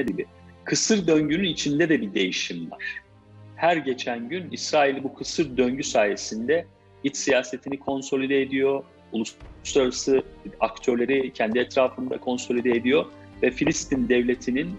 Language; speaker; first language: Turkish; native; Turkish